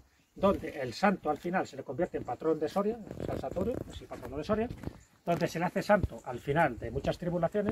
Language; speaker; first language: Spanish; native; Spanish